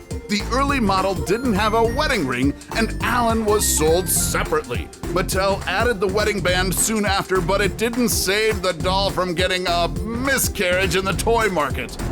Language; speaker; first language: English; native; English